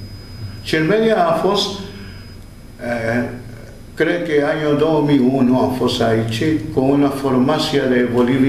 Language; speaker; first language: Romanian; non-native, learner; Spanish